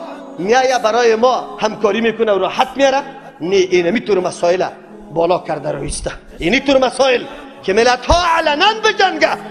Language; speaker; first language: Persian; native; Persian